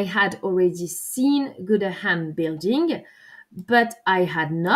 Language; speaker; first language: English; non-native, fluent; French